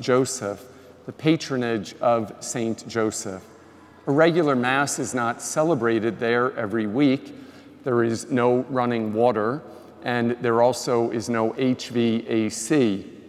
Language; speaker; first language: English; native; English